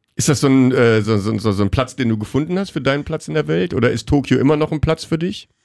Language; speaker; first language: German; native; German